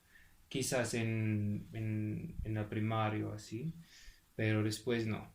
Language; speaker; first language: Spanish; non-native, fluent; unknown